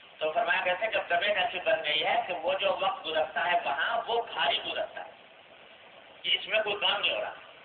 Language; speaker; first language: Urdu; non-native, local second language; Pashto